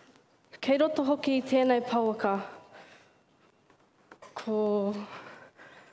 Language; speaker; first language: Māori; non-native, learner; English